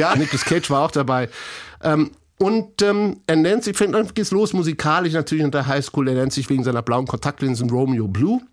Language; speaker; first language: German; native; German